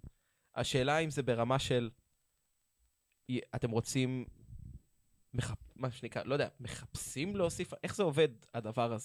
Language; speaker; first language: Hebrew; native; Hebrew